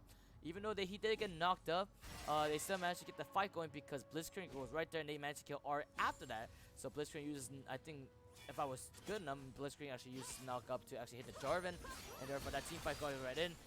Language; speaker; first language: English; native; English